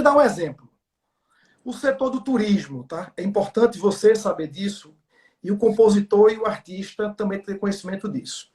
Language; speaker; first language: Portuguese; native; Portuguese